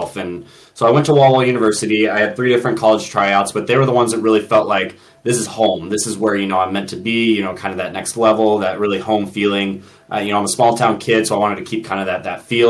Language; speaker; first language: English; native; English